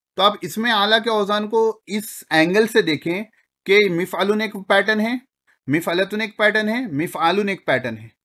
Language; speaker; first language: Urdu; native; Urdu